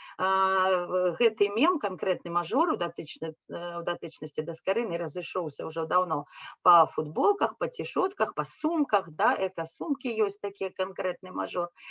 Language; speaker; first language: Belarusian; native; Belarusian